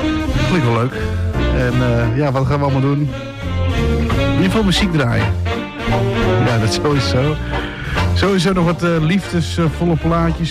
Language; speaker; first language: Dutch; native; Dutch